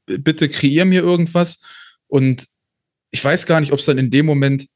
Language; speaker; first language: German; native; German